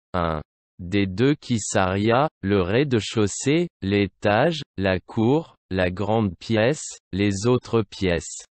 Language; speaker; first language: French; non-native, local second language; Arabic